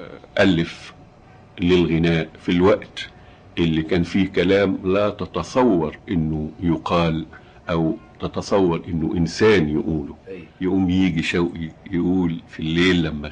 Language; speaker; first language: Arabic; native; Arabic